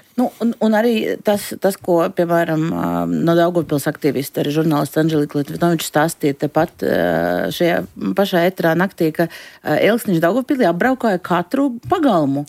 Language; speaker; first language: Latvian; non-native, local second language; Russian